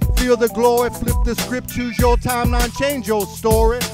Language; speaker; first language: English; native; English